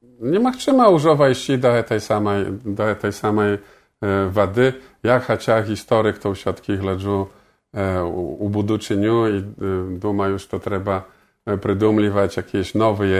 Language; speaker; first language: Polish; non-native, local second language; Belarusian